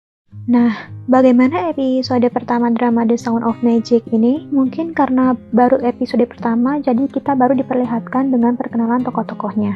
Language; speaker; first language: Indonesian; native; Indonesian